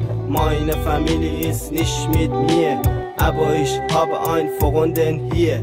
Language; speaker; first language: German; non-native, learner; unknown